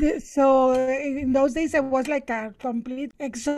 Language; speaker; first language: English; non-native, fluent; Spanish